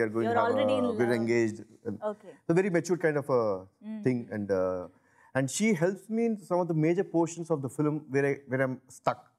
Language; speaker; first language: Telugu; native; Telugu